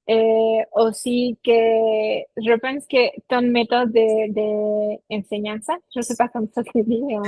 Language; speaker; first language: French; non-native, fluent; Spanish